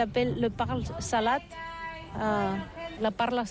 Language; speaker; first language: French; non-native, learner; Catalan